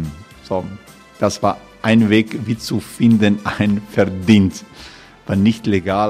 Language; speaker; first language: German; non-native, fluent; Croatian